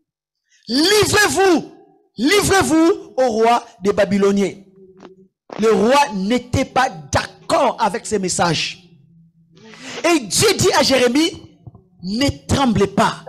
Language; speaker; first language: French; non-native, local second language; Lingala